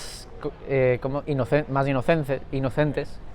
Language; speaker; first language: Spanish; early bilingual, other home language; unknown